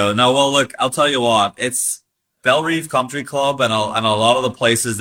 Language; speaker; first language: English; native; English